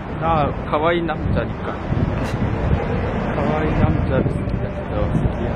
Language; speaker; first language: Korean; non-native, learner; Japanese